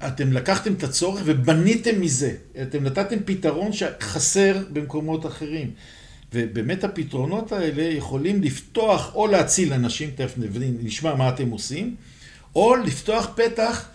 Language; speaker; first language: Hebrew; native; Hebrew